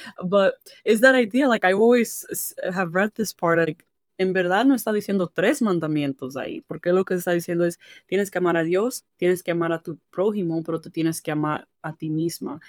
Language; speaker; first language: Spanish; native; Spanish